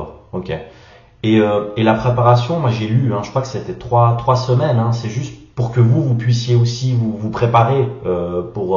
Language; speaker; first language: French; native; French